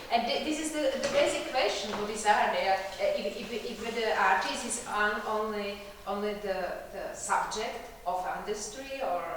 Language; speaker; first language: English; non-native, learner; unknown